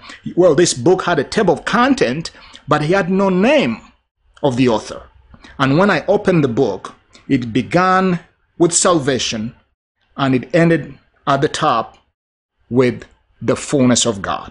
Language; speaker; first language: English; non-native, local second language; Ganda